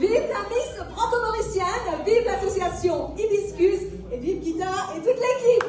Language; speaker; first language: French; non-native, local second language; Morisyen